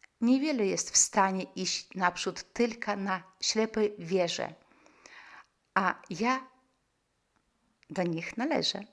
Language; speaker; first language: Polish; non-native, fluent; Russian